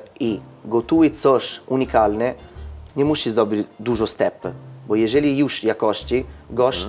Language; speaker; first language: Polish; non-native, learner; Italian